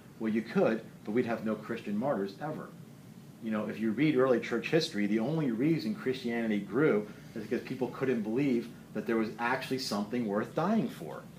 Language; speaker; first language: English; native; English